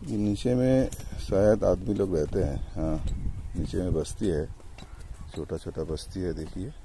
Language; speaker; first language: Hindi; non-native, local second language; Bangla